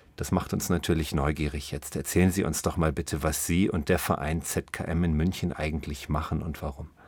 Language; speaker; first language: German; native; German